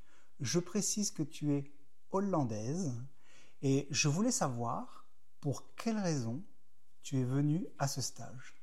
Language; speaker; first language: French; native; French